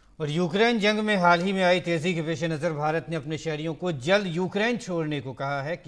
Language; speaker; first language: Urdu; native; Urdu